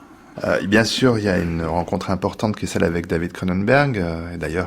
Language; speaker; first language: French; native; French